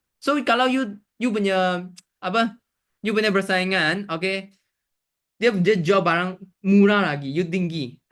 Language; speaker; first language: Malay; non-native, local second language; Chinese